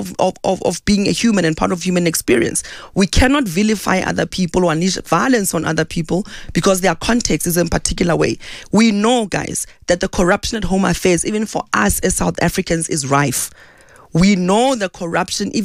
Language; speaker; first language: English; non-native, local second language; Southern Sotho